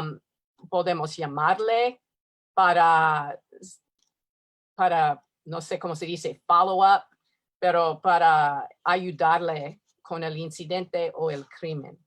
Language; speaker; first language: Spanish; non-native, learner; English